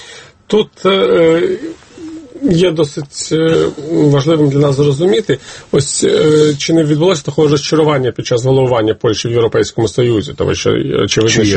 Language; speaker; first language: Ukrainian; native; Ukrainian